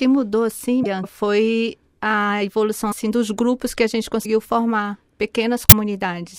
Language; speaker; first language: Portuguese; native; Portuguese